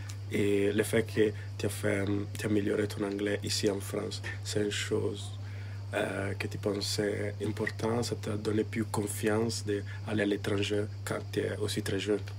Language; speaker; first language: French; non-native, fluent; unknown